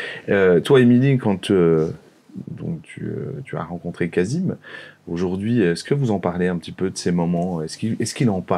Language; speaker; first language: French; native; French